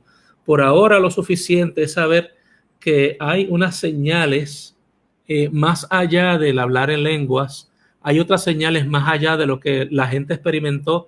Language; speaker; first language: Spanish; native; Spanish